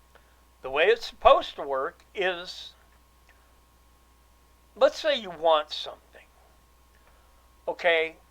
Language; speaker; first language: English; native; English